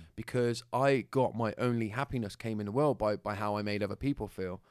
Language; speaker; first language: English; native; English